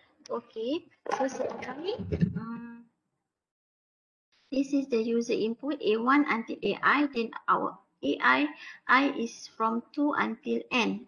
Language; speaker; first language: English; non-native, local second language; Malay